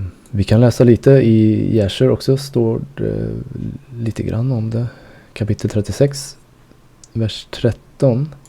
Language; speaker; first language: Swedish; native; Swedish